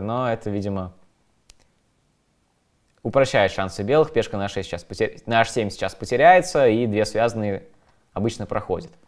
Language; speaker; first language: Russian; native; Russian